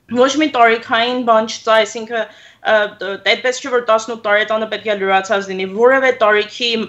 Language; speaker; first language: Armenian; early bilingual, heritage; Armenian